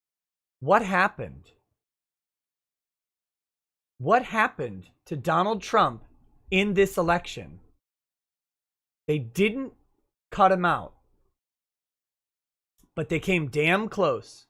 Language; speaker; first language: English; native; English